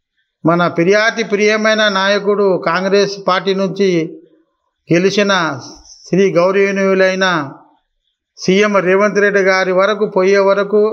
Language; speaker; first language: Telugu; native; Telugu